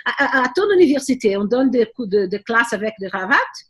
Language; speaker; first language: French; non-native, learner; Portuguese